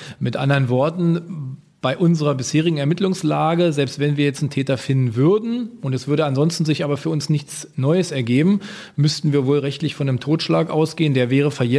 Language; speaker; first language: German; native; German